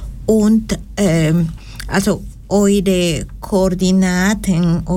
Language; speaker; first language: German; non-native, learner; Spanish